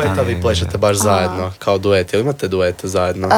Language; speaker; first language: Serbian; native; Serbian